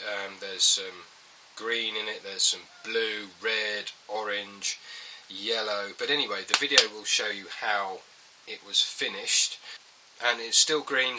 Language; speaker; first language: English; native; English